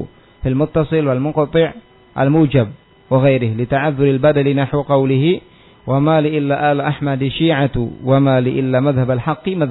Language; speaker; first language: Arabic; non-native, fluent; Indonesian